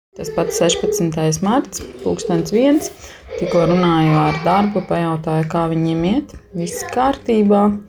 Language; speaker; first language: Latvian; native; Latvian